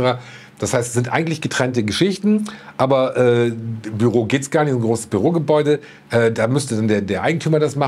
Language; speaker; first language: German; native; German